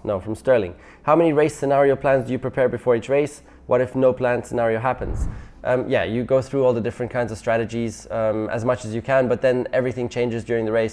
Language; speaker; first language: English; non-native, fluent; German